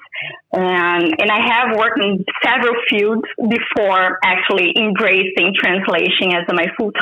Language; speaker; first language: English; non-native, fluent; Portuguese